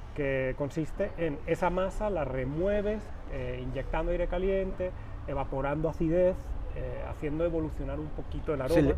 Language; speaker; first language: Spanish; native; Spanish